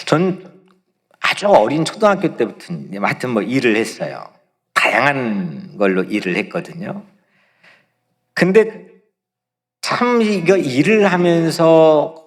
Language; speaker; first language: Korean; native; Korean